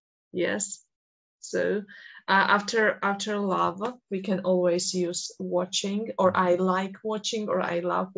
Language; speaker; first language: English; non-native, fluent; Georgian